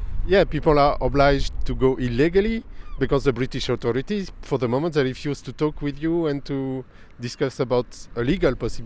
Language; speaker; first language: English; non-native, fluent; French